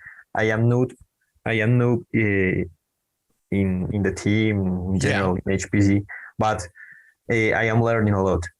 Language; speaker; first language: English; non-native, learner; Spanish